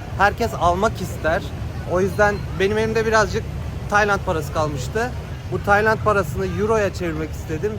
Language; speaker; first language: Turkish; native; Turkish